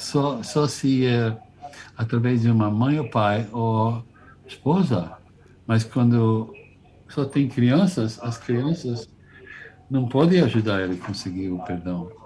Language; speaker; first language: Portuguese; non-native, fluent; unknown